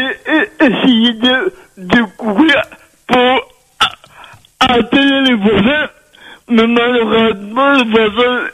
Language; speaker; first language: French; non-native, local second language; Réunion Creole French